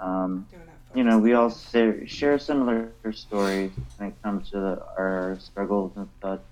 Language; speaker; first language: English; native; English